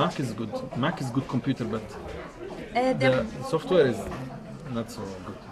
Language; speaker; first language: English; non-native, fluent; Arabic